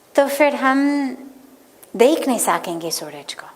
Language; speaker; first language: Hindi; non-native, fluent; English